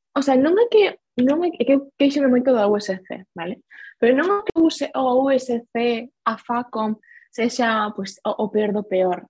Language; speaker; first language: Galician; non-native, local second language; Spanish